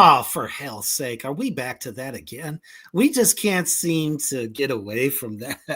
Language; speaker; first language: English; native; English